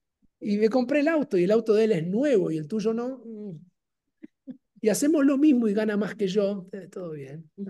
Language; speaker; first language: Spanish; native; Spanish